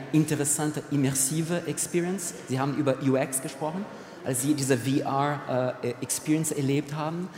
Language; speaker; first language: German; non-native, fluent; Portuguese